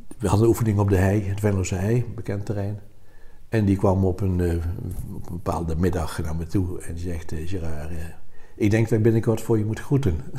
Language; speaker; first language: Dutch; native; Dutch